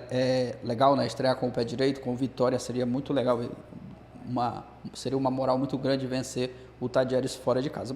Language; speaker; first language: Portuguese; native; Portuguese